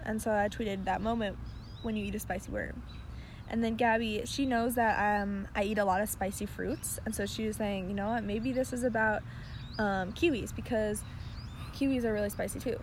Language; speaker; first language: English; native; English